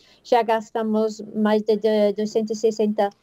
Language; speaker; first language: Portuguese; non-native, fluent; English